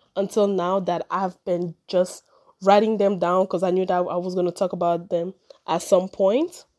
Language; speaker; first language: English; early bilingual, other home language; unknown